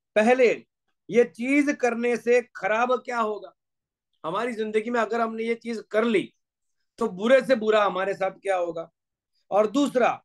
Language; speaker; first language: Hindi; non-native, local second language; Gujarati